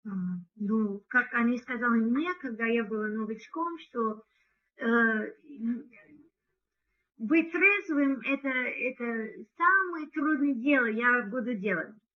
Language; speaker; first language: Russian; non-native, learner; English